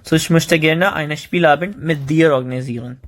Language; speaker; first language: German; non-native, learner; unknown